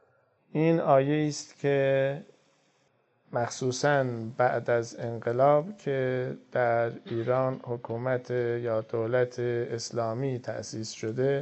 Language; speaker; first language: Persian; native; Persian